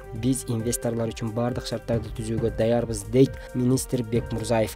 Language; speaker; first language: Kyrgyz; native; Kyrgyz